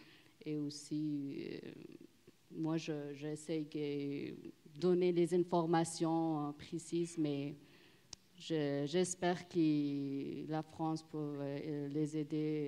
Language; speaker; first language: French; non-native, learner; Persian